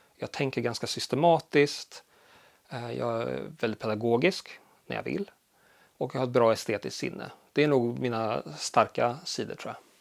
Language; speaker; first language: Swedish; early bilingual, other home language; Polish